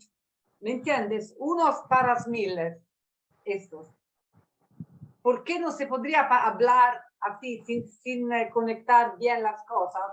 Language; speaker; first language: Spanish; non-native, learner; Italian